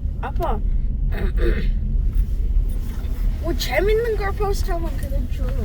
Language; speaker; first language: Korean; early bilingual, heritage; English